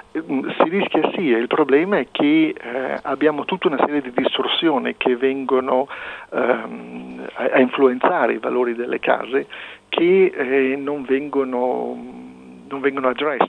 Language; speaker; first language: Italian; native; Italian